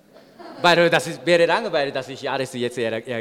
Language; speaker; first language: German; non-native, learner; Japanese